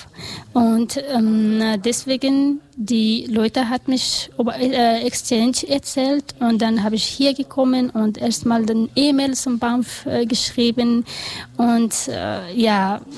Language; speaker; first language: German; non-native, learner; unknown